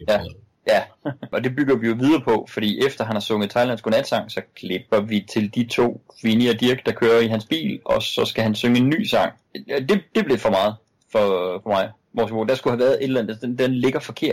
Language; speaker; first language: Danish; native; Danish